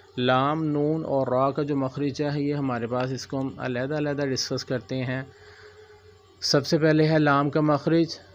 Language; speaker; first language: Urdu; native; Urdu